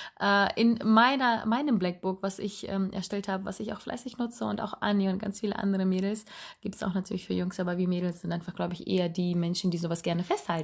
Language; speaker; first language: German; native; German